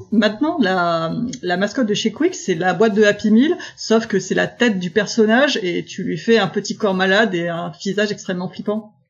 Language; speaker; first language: French; native; French